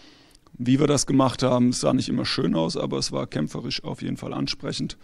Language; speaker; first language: German; native; German